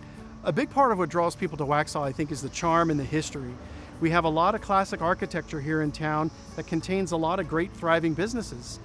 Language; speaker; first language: English; native; English